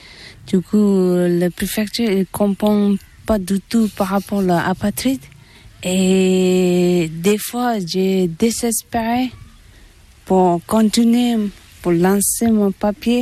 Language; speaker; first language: French; non-native, learner; Tibetan